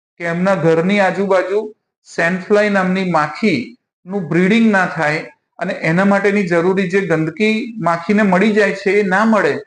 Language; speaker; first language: Gujarati; native; Gujarati